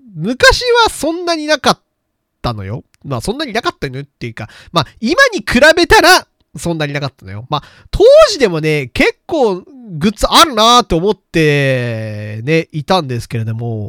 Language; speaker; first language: Japanese; native; Japanese